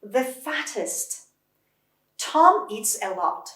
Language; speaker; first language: English; non-native, fluent; Persian